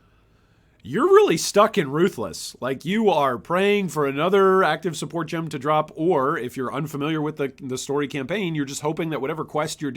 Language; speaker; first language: English; native; English